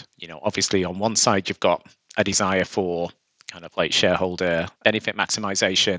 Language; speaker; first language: English; native; English